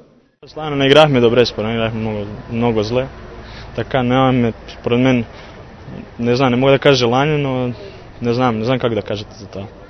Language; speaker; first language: Bulgarian; non-native, learner; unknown